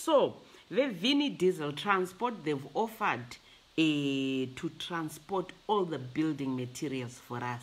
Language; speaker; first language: English; non-native, local second language; Shona